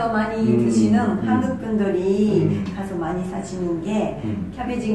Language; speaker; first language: Korean; non-native, fluent; Japanese